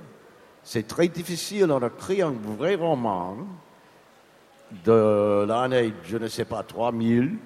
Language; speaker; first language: French; non-native, learner; English